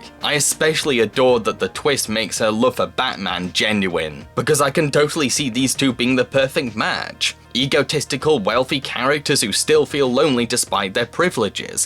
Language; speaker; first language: English; native; English